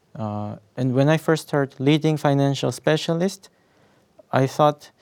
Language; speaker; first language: English; non-native, fluent; Korean